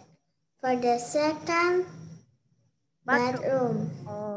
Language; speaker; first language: English; non-native, learner; Indonesian